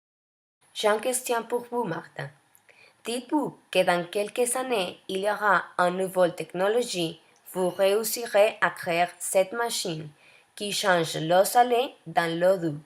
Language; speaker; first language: French; non-native, learner; Spanish